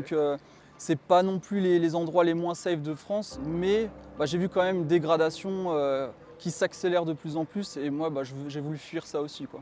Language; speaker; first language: French; native; French